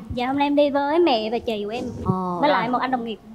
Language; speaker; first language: Vietnamese; native; Vietnamese